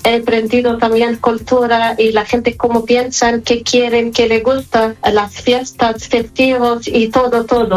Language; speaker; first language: Spanish; non-native, learner; Arabic